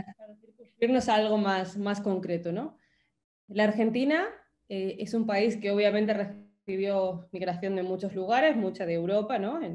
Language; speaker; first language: Spanish; native; Spanish